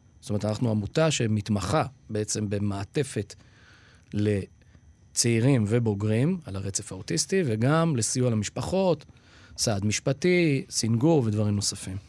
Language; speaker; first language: Hebrew; native; Hebrew